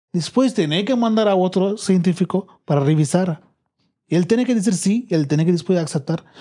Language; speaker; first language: Spanish; non-native, learner; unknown